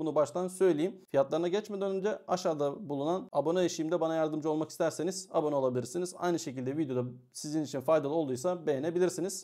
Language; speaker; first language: Turkish; native; Turkish